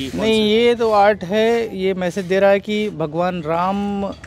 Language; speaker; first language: Hindi; native; Hindi